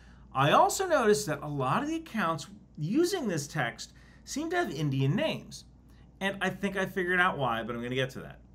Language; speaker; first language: English; native; English